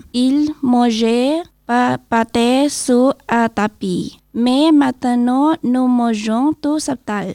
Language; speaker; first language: French; non-native, learner; Lao